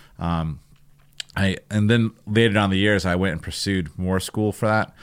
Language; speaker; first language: English; native; English